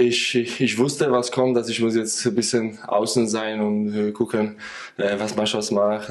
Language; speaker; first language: German; non-native, fluent; Polish